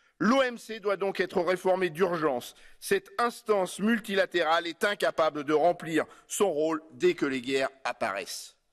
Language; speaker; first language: French; native; French